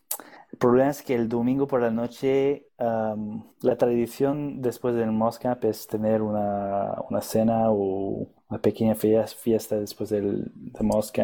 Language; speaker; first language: Spanish; non-native, fluent; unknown